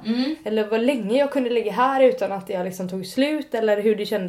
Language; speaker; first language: Swedish; native; Swedish